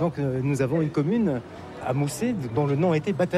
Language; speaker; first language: French; native; French